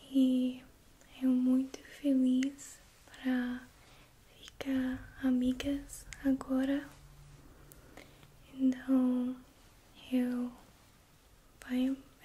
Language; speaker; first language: Portuguese; non-native, learner; English